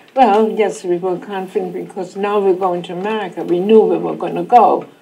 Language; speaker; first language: English; non-native, fluent; German